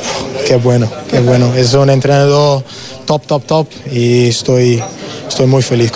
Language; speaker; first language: Spanish; non-native, fluent; English